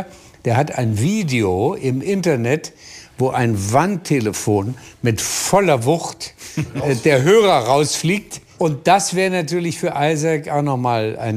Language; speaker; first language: German; native; German